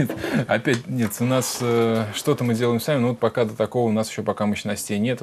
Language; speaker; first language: Russian; native; Russian